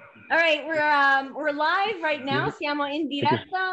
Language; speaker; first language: Italian; non-native, fluent; English